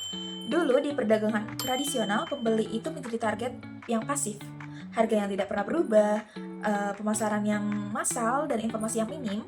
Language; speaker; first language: Indonesian; native; Indonesian